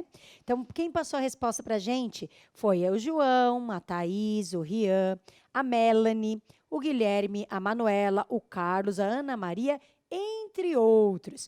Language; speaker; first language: Portuguese; native; Portuguese